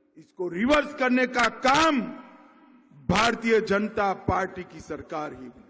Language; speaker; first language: Hindi; non-native, local second language; Gujarati